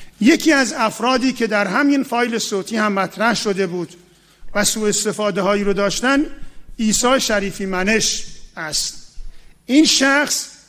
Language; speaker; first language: Persian; native; Persian